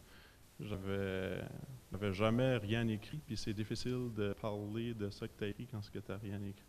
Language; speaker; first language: French; native; French